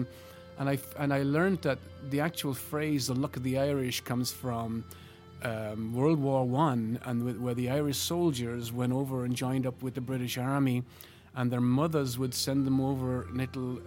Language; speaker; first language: English; native; English